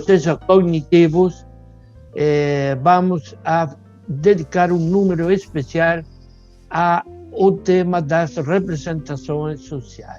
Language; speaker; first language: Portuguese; non-native, fluent; Spanish